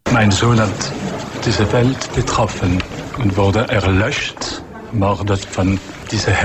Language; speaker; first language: German; non-native, learner; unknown